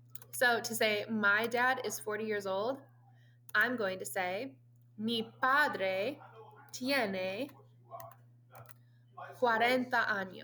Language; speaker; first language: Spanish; non-native, fluent; English